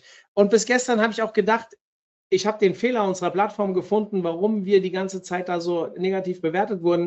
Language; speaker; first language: German; native; German